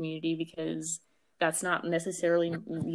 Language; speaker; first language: English; early bilingual, other home language; Amharic